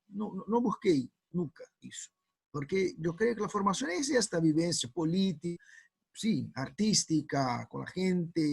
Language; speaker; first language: Spanish; non-native, fluent; Portuguese